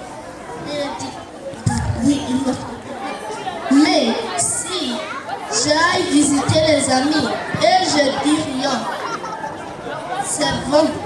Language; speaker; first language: French; non-native, learner; Kinyarwanda